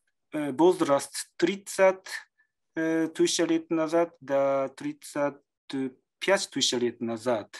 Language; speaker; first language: Russian; non-native, learner; Japanese